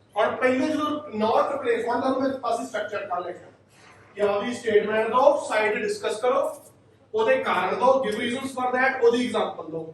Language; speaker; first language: Punjabi; native; Punjabi